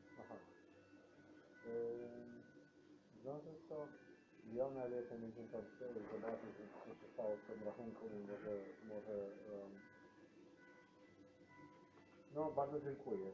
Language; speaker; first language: Polish; non-native, learner; Serbian